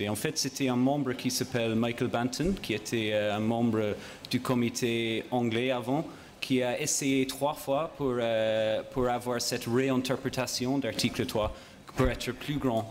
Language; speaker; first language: French; non-native, fluent; English